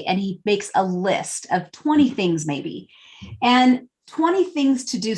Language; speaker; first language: English; native; English